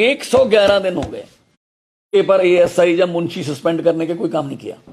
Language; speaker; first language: Hindi; non-native, local second language; Punjabi